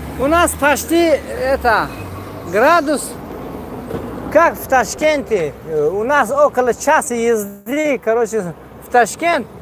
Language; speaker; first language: Russian; non-native, local second language; Tajik